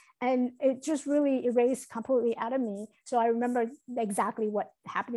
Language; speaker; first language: English; non-native, fluent; Chinese